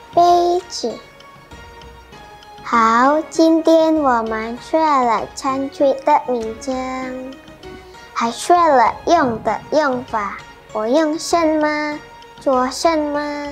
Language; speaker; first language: Chinese; non-native, learner; Indonesian